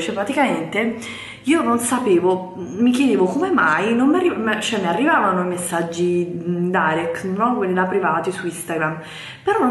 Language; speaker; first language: Italian; native; Italian